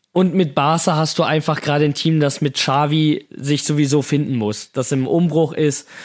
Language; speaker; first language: German; native; German